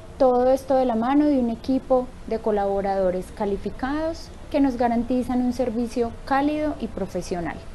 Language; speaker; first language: Spanish; native; Spanish